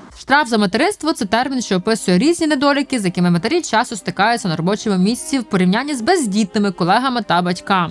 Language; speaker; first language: Ukrainian; native; Ukrainian